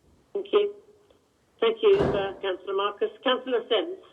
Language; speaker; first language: English; native; English